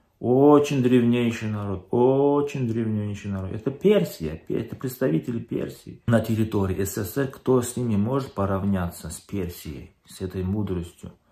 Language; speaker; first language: Russian; non-native, local second language; Turkmen